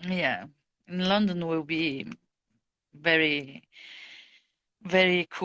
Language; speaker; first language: English; non-native, fluent; Bulgarian